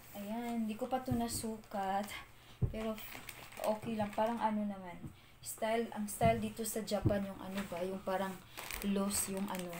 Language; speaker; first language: Filipino; native; Filipino